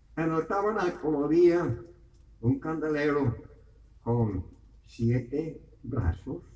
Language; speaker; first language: Spanish; native; Spanish